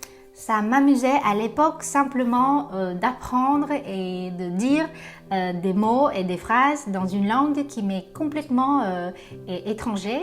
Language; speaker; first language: French; non-native, fluent; Vietnamese